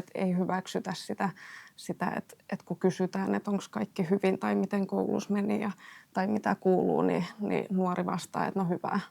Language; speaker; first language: Finnish; native; Finnish